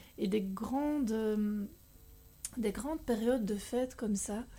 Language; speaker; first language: French; native; French